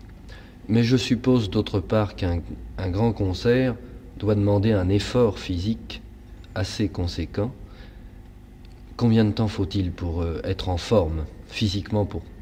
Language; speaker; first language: French; native; French